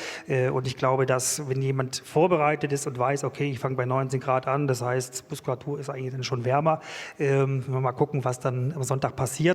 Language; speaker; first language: German; native; German